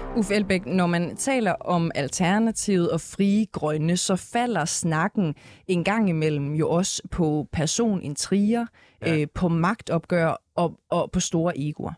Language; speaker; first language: Danish; native; Danish